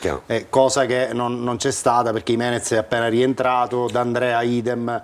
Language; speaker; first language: Italian; native; Italian